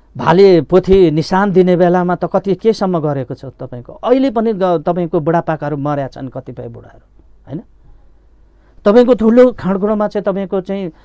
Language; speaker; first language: Nepali; non-native, local second language; Limbu